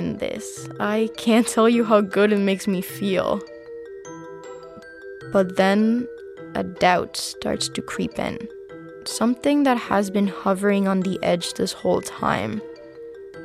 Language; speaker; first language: English; non-native, fluent; Spanish